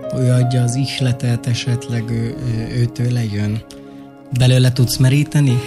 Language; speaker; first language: Hungarian; native; Hungarian